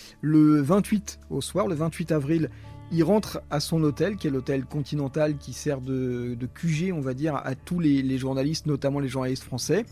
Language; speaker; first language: French; native; French